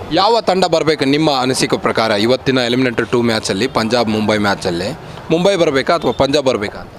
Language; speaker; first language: Kannada; native; Kannada